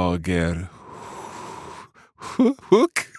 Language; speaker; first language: Swedish; non-native, learner; English